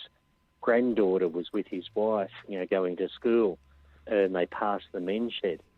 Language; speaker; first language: English; native; English